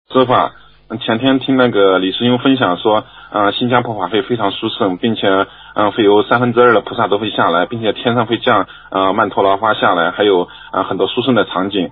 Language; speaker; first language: Chinese; native; Chinese